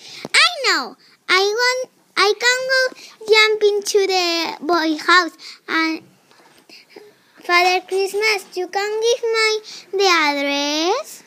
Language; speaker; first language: English; non-native, learner; Spanish